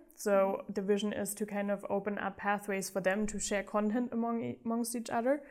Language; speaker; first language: English; non-native, fluent; German